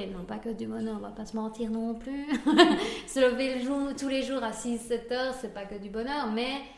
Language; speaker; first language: French; early bilingual, other home language; Spanish